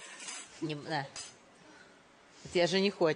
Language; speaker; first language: Russian; native; Russian